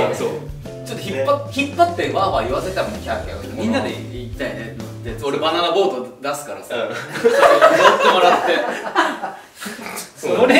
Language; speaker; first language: Japanese; native; Japanese